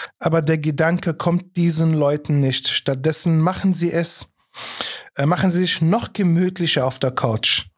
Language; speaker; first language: German; non-native, fluent; Arabic